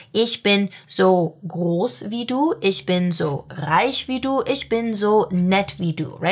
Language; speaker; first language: German; non-native, fluent; English